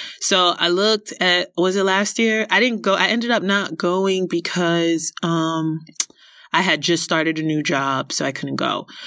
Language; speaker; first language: English; native; English